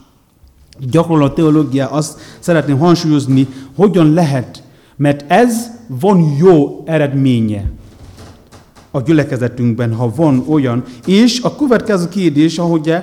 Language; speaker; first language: Hungarian; non-native, learner; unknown